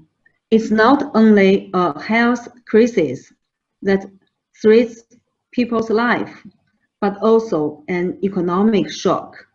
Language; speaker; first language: English; non-native, fluent; Chinese